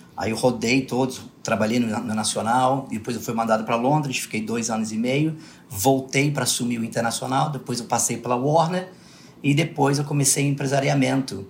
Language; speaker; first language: Portuguese; early bilingual, other home language; English